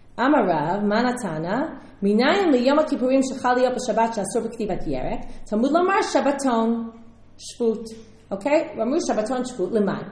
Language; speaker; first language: Hebrew; native; Hebrew